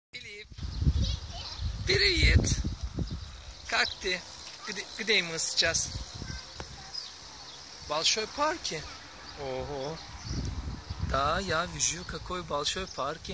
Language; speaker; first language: Russian; non-native, learner; Turkish